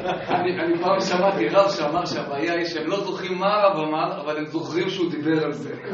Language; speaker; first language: Hebrew; non-native, fluent; English